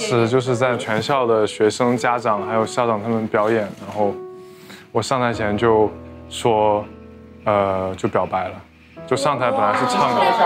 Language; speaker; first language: Chinese; native; Chinese